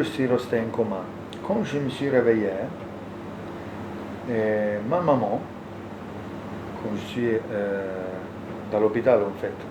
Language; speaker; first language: French; non-native, learner; Italian